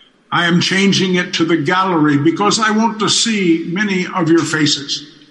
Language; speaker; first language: English; native; English